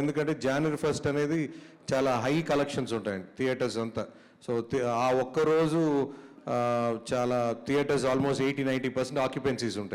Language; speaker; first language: Telugu; native; Telugu